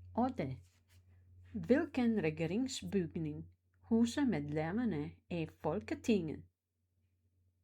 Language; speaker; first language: Danish; non-native, fluent; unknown